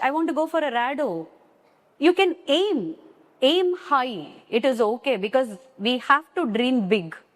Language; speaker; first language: English; non-native, local second language; Tamil